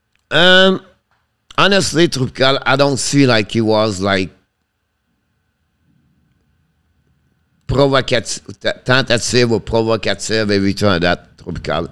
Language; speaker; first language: English; non-native, fluent; French